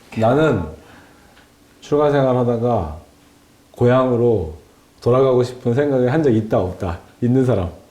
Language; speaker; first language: Korean; native; Korean